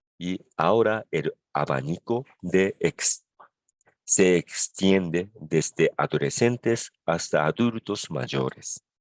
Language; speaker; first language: Spanish; non-native, fluent; Japanese